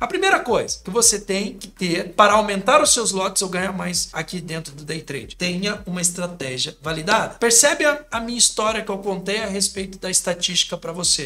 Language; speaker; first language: Portuguese; native; Portuguese